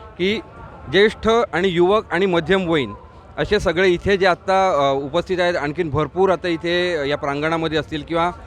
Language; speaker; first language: Marathi; native; Marathi